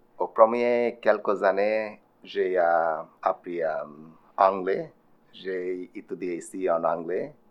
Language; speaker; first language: French; non-native, learner; Bangla